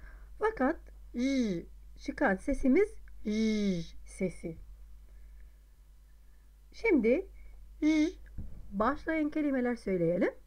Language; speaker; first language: Turkish; non-native, fluent; Arabic